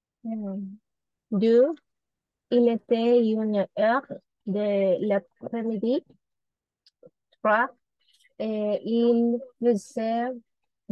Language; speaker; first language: French; non-native, learner; Spanish